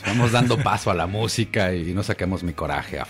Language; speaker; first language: Spanish; native; Spanish